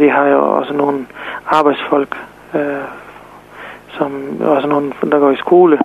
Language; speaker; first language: Danish; non-native, fluent; Serbian